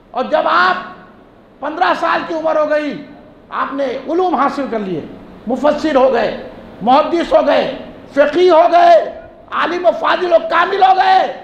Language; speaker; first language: Urdu; native; Urdu